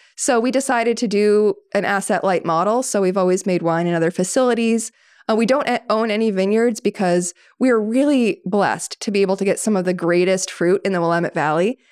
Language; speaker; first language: English; native; English